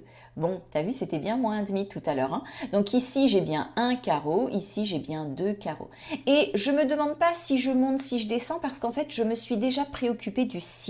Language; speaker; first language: French; native; French